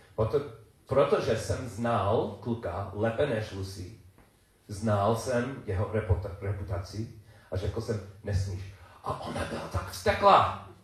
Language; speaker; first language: Czech; non-native, learner; English